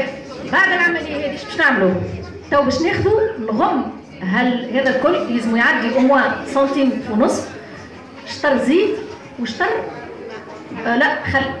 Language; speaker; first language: Arabic; native; Arabic